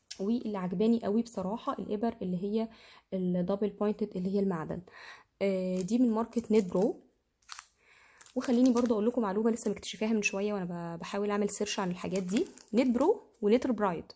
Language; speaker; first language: Arabic; native; Arabic